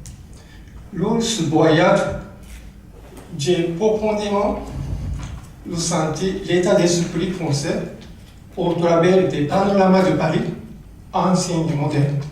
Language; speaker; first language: French; non-native, learner; Japanese